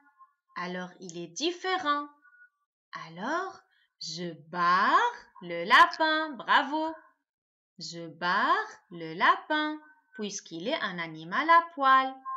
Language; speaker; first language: French; non-native, local second language; Arabic